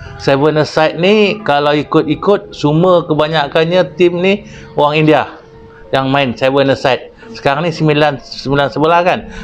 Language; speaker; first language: Malay; native; Malay